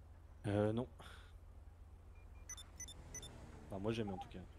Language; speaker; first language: French; native; French